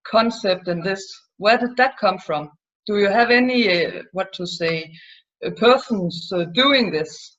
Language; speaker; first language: English; non-native, fluent; Danish